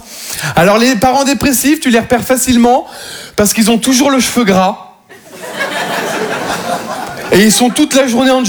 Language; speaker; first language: French; native; French